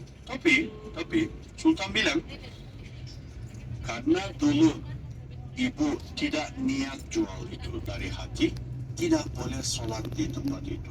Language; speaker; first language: Indonesian; non-native, fluent; Turkish